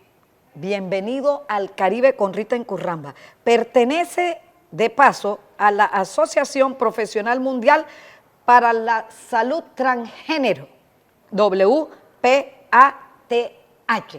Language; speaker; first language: Spanish; native; Spanish